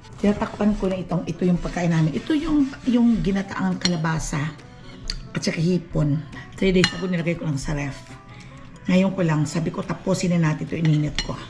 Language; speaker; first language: Filipino; non-native, local second language; Cebuano